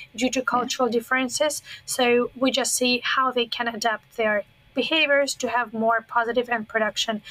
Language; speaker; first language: English; non-native, fluent; Russian